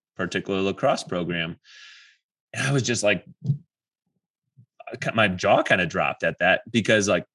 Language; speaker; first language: English; native; English